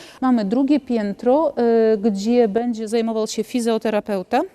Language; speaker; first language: Polish; non-native, local second language; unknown